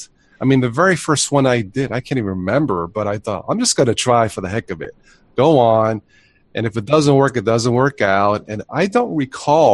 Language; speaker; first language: English; native; English